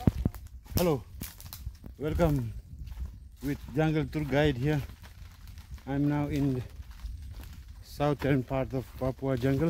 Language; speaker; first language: English; non-native, learner; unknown